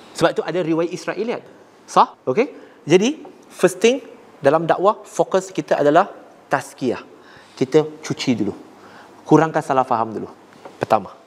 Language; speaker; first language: Malay; non-native, local second language; Chinese